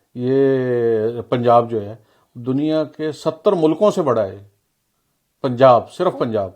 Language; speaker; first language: Urdu; native; Urdu